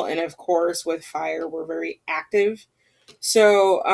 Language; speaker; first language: English; native; English